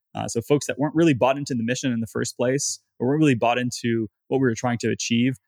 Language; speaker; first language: English; native; English